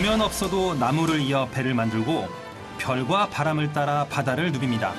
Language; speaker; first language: Korean; native; Korean